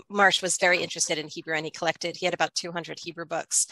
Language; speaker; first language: English; native; English